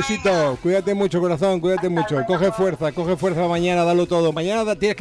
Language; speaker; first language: Spanish; native; Spanish